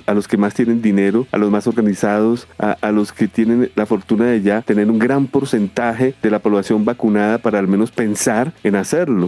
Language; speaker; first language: Spanish; native; Spanish